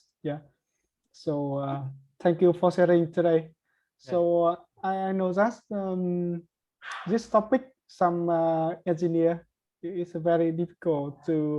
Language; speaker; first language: English; non-native, learner; Vietnamese